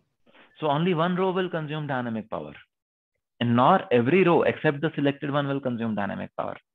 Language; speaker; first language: English; non-native, local second language; Hindi